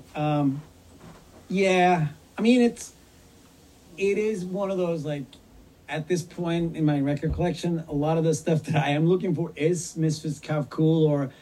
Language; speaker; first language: English; non-native, fluent; Swedish